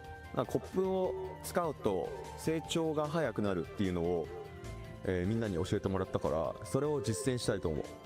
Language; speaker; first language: Japanese; native; Japanese